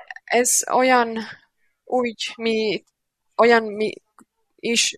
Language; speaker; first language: Hungarian; non-native, learner; Finnish